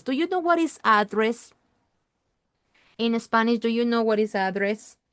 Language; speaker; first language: English; non-native, learner; Spanish